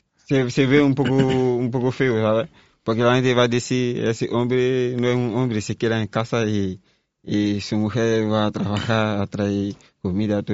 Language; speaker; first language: Spanish; non-native, learner; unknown